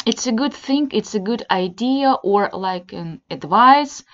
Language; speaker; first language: English; non-native, fluent; Russian